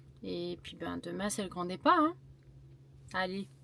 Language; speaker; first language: French; native; French